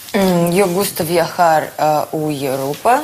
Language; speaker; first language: Spanish; non-native, learner; Russian